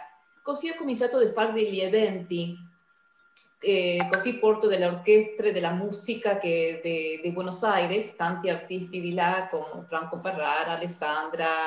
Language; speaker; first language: Italian; non-native, fluent; Spanish